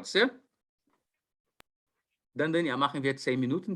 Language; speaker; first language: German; non-native, fluent; Portuguese